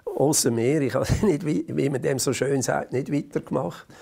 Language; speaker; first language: German; native; German